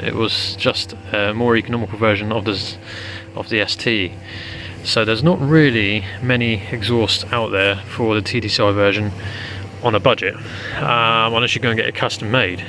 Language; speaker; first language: English; native; English